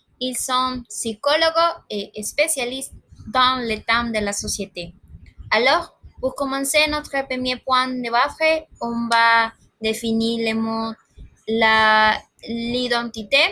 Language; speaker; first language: French; non-native, learner; Spanish